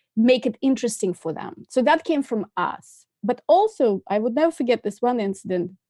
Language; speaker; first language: English; non-native, fluent; Russian